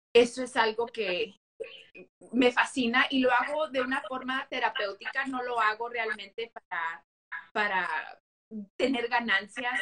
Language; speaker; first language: Spanish; early bilingual, heritage; Spanish